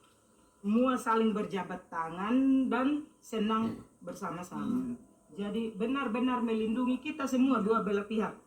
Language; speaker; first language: Indonesian; non-native, local second language; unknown